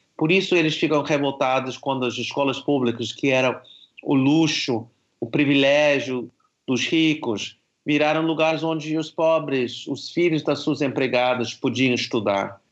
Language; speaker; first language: Portuguese; non-native, fluent; English